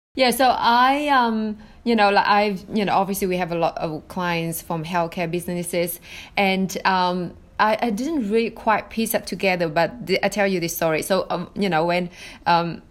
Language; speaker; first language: English; non-native, fluent; Vietnamese